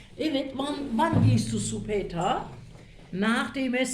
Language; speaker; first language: German; non-native, fluent; Turkish